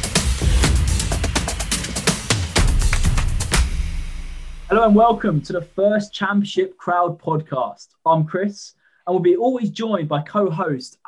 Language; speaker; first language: English; native; English